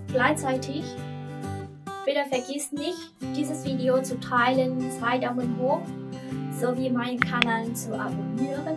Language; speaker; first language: German; non-native, learner; Vietnamese